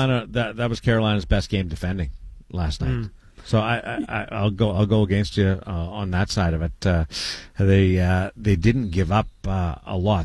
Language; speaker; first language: English; native; English